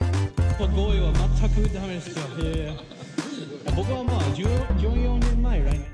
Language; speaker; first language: Japanese; non-native, fluent; English